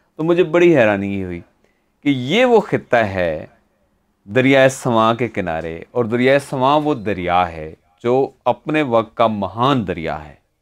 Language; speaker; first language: Urdu; native; Urdu